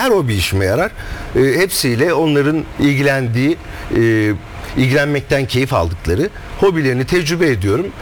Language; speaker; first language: Turkish; native; Turkish